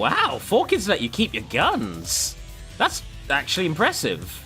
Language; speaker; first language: English; native; English